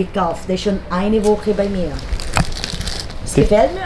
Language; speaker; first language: German; non-native, fluent; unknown